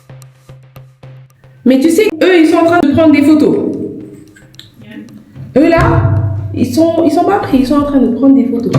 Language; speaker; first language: French; non-native, local second language; Wolof